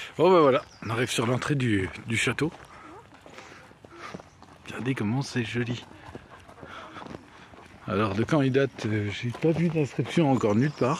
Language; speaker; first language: French; native; French